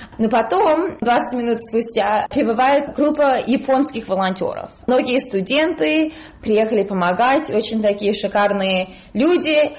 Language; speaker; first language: Russian; early bilingual, heritage; Russian